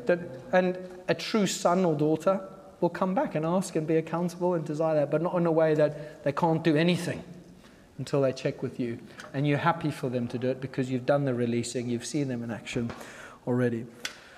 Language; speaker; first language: English; native; English